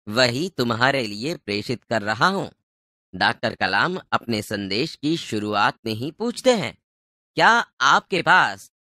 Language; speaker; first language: Hindi; non-native, local second language; Gujarati